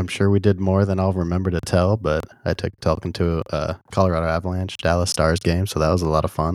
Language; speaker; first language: English; native; English